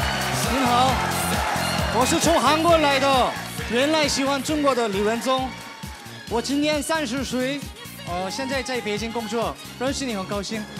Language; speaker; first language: Chinese; non-native, learner; Korean